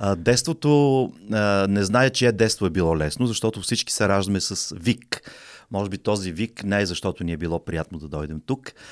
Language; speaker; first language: Bulgarian; native; Bulgarian